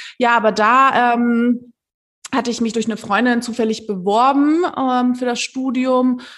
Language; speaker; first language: German; early bilingual, other home language; Turkish